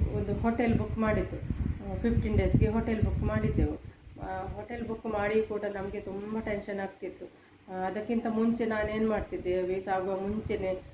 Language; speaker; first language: Kannada; non-native, local second language; Tulu